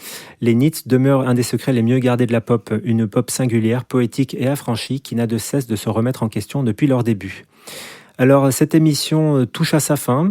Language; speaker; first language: French; native; French